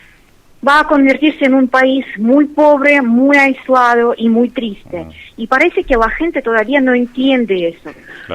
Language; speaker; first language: Spanish; non-native, fluent; Russian